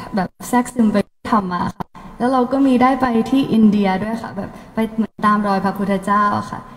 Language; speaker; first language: Thai; early bilingual, heritage; Thai